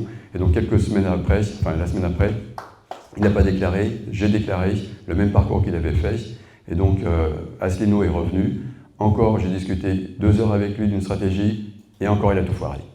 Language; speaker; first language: French; native; French